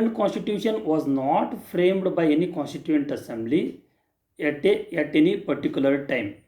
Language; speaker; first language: English; non-native, local second language; Kannada